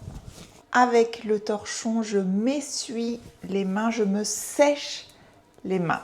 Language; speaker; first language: French; native; French